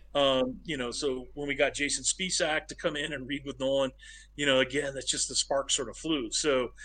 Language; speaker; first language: English; native; English